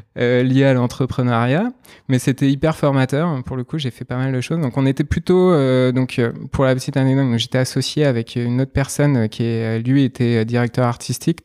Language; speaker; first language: French; native; French